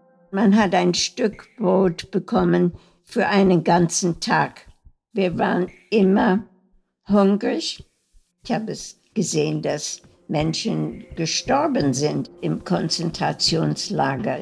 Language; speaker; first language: German; native; German